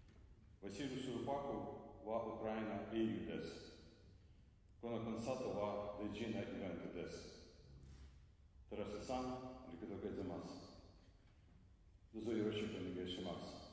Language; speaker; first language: Japanese; non-native, learner; Ukrainian